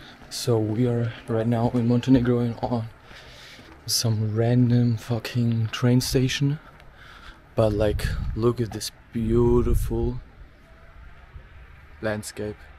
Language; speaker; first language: English; non-native, fluent; German